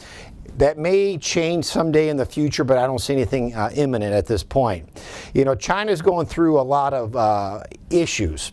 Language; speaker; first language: English; native; English